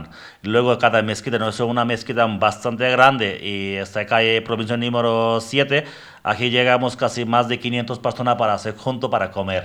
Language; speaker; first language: Spanish; non-native, learner; Bangla